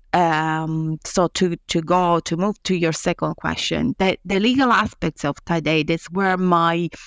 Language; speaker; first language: English; non-native, fluent; Italian